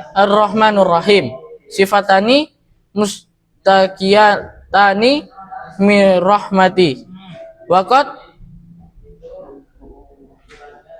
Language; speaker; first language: Arabic; non-native, fluent; Indonesian